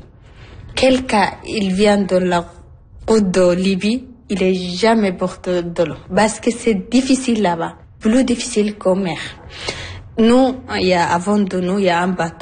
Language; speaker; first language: French; non-native, learner; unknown